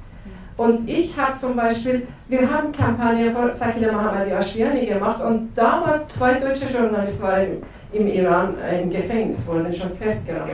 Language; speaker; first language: German; non-native, fluent; Persian